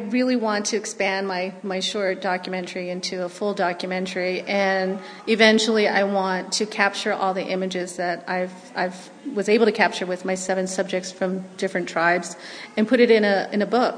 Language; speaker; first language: English; early bilingual, other home language; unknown